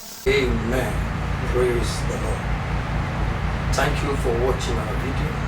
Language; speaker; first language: English; non-native, local second language; Yoruba